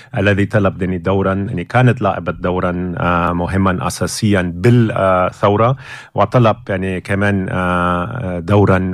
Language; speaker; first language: Arabic; non-native, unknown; German